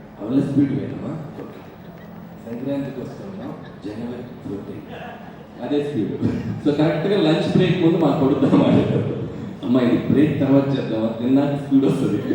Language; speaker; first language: Telugu; native; Telugu